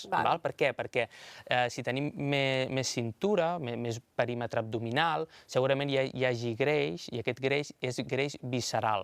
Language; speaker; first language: Catalan; native; Catalan